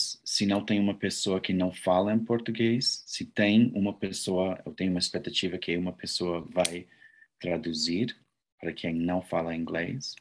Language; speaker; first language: Portuguese; non-native, learner; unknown